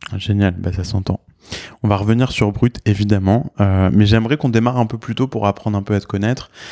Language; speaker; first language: French; native; French